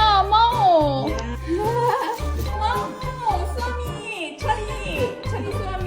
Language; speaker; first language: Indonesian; non-native, learner; Korean